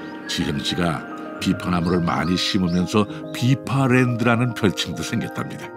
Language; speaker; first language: Korean; native; Korean